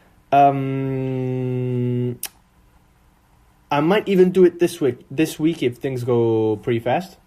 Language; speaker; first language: English; non-native, fluent; French